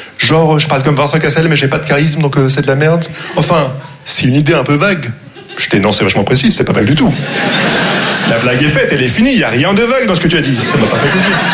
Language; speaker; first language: French; non-native, local second language; Arabic